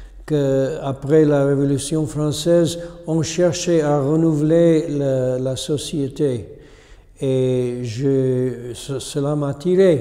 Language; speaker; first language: French; non-native, fluent; English